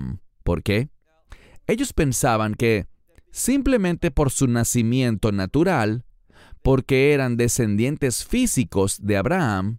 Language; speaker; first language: Spanish; native; Spanish